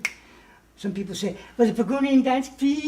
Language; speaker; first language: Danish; non-native, fluent; English